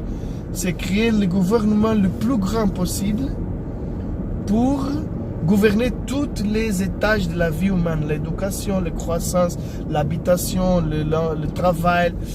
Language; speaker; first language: French; non-native, fluent; Portuguese